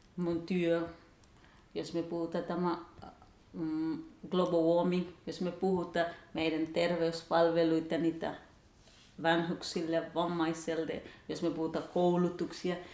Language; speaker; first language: Finnish; non-native, learner; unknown